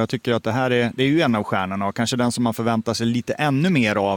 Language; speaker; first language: Swedish; native; Swedish